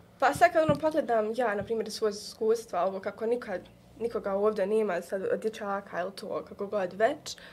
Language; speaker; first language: Bosnian; native; Bosnian